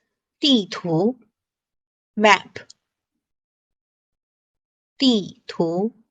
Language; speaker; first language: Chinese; non-native, fluent; English